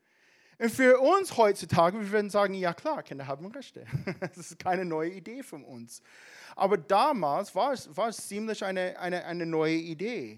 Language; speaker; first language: German; non-native, fluent; English